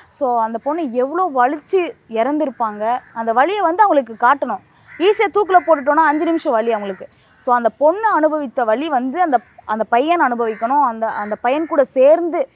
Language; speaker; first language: Tamil; native; Tamil